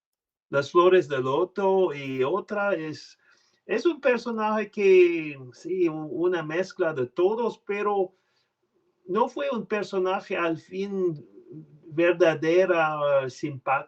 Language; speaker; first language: Spanish; non-native, learner; French